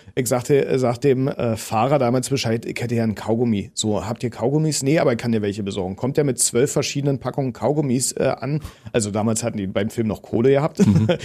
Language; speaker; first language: German; native; German